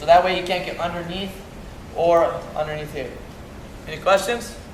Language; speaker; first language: English; native; English